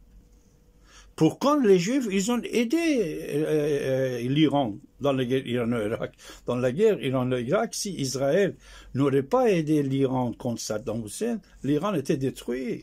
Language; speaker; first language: French; non-native, fluent; Persian